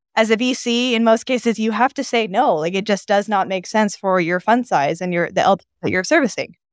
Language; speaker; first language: English; non-native, fluent; Japanese